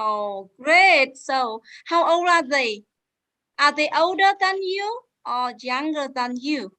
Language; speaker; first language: English; non-native, fluent; Vietnamese